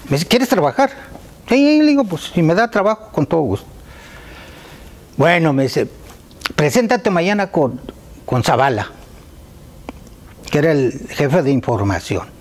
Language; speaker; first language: Spanish; native; Spanish